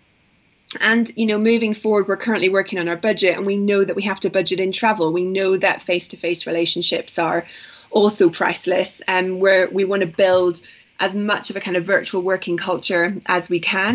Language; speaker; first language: English; native; English